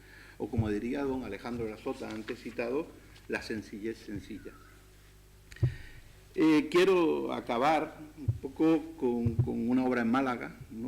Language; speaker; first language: Spanish; native; Spanish